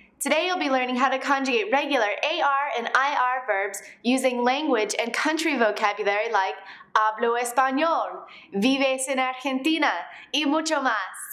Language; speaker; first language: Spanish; non-native, fluent; English